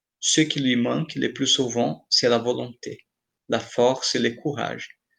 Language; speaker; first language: French; non-native, fluent; Portuguese